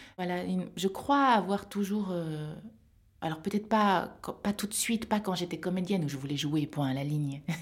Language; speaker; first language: French; native; French